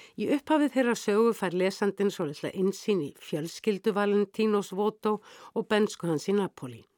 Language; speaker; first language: Icelandic; native; Icelandic